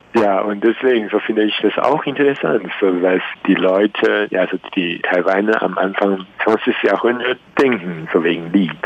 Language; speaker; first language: German; non-native, learner; Chinese